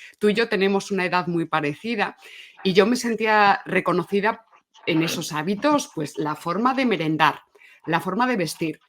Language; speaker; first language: Spanish; native; Spanish